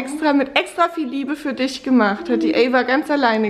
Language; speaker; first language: German; native; German